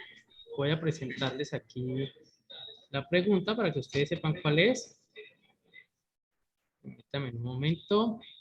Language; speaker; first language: Spanish; native; Spanish